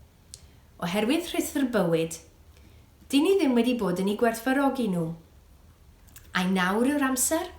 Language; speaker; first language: Welsh; native; Welsh